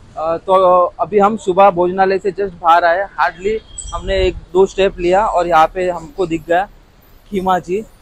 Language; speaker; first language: Hindi; non-native, local second language; Marathi